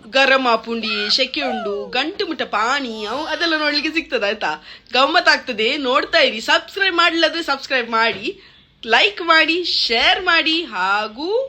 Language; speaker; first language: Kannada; non-native, local second language; Tulu